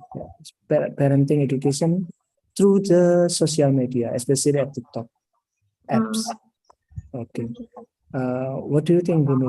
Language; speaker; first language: English; non-native, learner; Indonesian